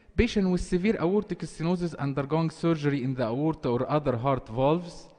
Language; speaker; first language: English; non-native, fluent; Arabic